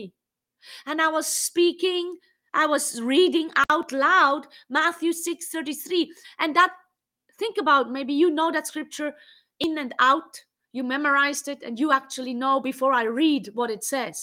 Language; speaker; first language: English; non-native, fluent; Swiss German